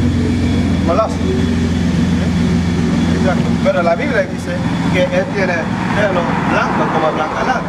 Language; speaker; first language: Spanish; non-native, fluent; English